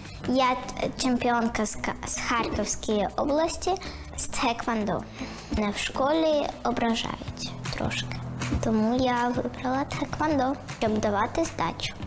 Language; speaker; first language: Ukrainian; non-native, local second language; Russian